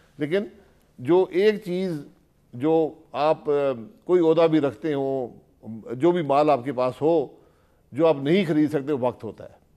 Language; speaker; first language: Urdu; non-native, local second language; Punjabi